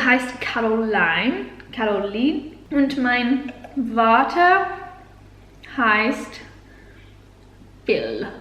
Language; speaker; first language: German; non-native, learner; English